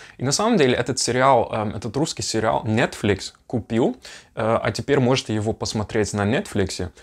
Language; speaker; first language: Russian; non-native, fluent; Dutch